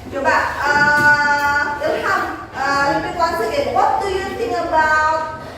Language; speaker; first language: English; non-native, fluent; Indonesian